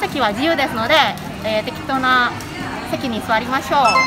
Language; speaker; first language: Japanese; non-native, fluent; Balinese